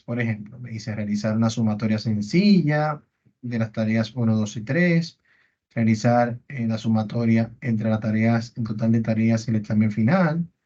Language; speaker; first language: Spanish; native; Spanish